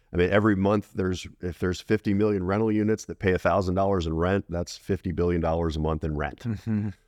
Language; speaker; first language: English; native; English